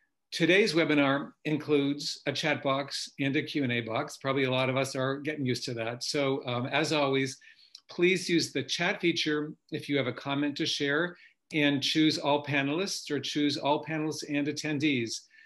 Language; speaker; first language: English; native; English